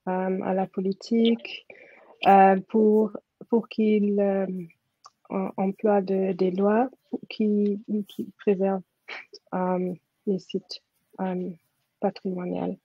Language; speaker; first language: French; non-native, fluent; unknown